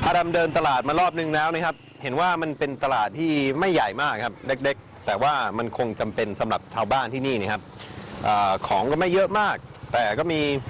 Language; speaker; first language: Thai; non-native, fluent; English